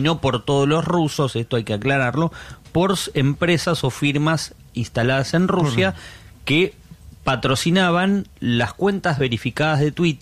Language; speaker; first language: Spanish; native; Spanish